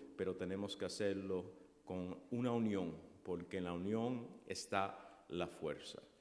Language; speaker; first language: Spanish; early bilingual, heritage; Spanish